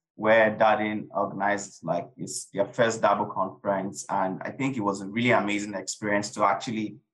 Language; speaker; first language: English; non-native, local second language; Yoruba